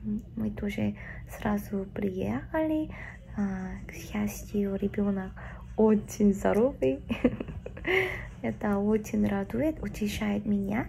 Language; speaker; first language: Russian; non-native, fluent; Korean